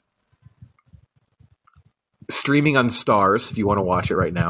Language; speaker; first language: English; native; English